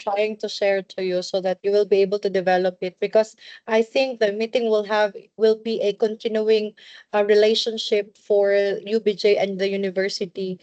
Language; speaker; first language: English; non-native, local second language; Cebuano